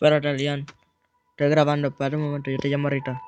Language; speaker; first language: Spanish; native; Spanish